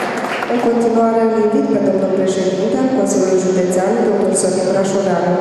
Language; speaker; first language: Romanian; native; Romanian